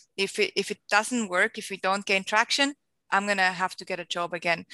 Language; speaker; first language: English; non-native, fluent; Swiss German